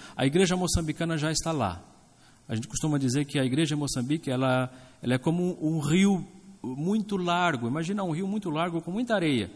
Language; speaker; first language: Portuguese; native; Portuguese